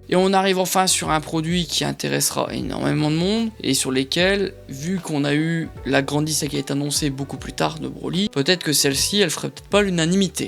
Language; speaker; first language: French; native; French